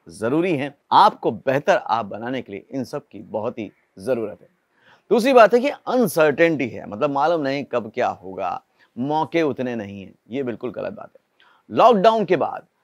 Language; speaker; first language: Hindi; native; Hindi